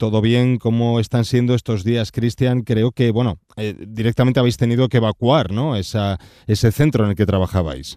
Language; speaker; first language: Spanish; native; Spanish